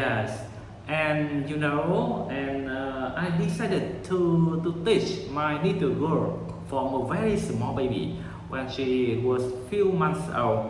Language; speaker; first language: English; non-native, learner; Vietnamese